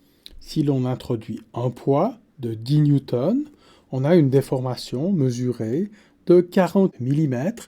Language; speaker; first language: French; native; French